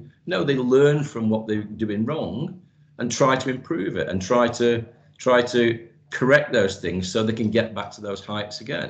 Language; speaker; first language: English; native; English